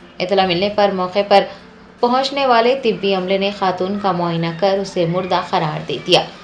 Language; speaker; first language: Urdu; native; Urdu